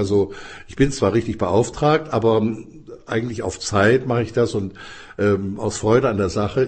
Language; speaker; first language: German; native; German